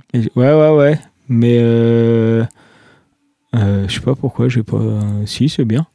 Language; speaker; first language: French; native; French